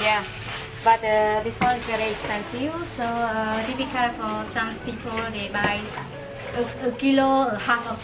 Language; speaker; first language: English; non-native, learner; Khmer